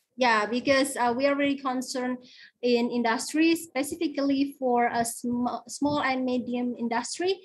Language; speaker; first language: English; non-native, fluent; Indonesian